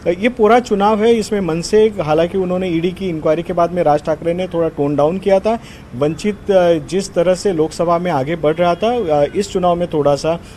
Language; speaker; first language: Hindi; non-native, local second language; Marathi